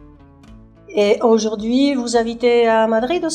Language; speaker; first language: French; native; French